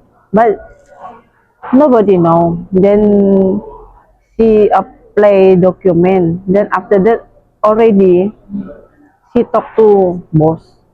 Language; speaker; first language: English; non-native, learner; Indonesian